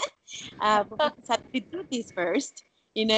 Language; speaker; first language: English; non-native, fluent; Spanish